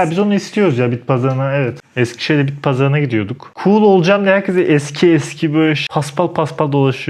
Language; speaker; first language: Turkish; native; Turkish